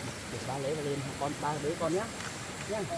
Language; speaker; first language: Vietnamese; native; Vietnamese